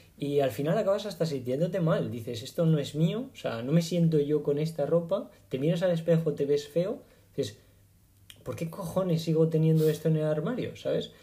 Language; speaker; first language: Spanish; native; Spanish